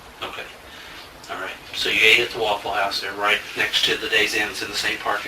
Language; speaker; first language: English; native; English